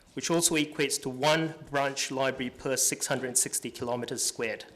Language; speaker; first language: English; native; English